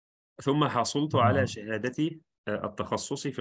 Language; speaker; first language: Arabic; non-native, fluent; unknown